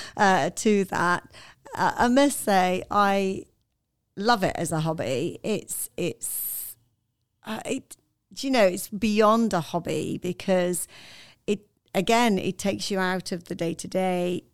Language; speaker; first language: English; non-native, fluent; Arabic